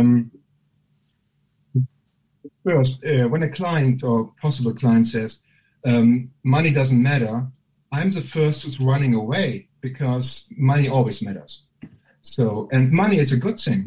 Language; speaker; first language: English; non-native, fluent; German